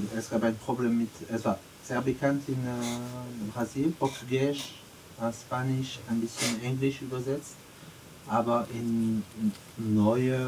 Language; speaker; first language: German; non-native, learner; French